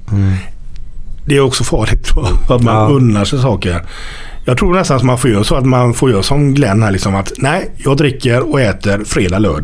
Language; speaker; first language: Swedish; native; Swedish